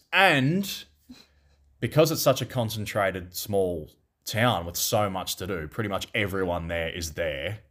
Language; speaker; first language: English; native; English